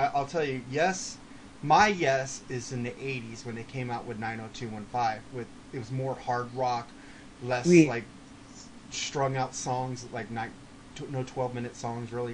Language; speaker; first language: English; native; English